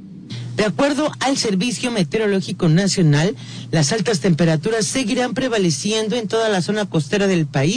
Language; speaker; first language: Spanish; native; Spanish